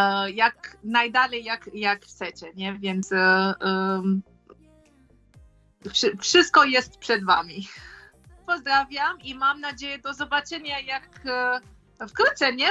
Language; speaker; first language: Polish; non-native, fluent; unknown